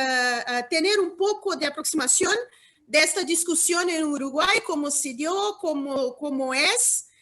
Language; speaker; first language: Spanish; non-native, learner; Portuguese